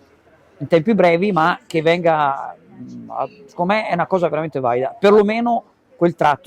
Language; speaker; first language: Italian; native; Italian